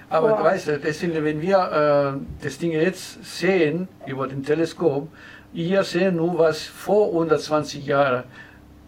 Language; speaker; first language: German; non-native, fluent; Italian